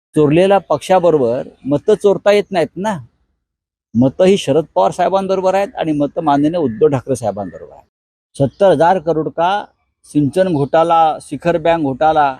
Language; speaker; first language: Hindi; non-native, local second language; Marathi